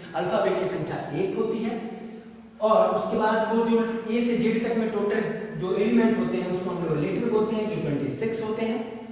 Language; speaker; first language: Hindi; native; Hindi